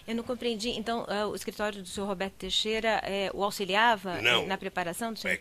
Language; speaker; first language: Portuguese; native; Portuguese